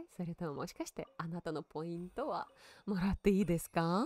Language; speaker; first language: Japanese; non-native, learner; Russian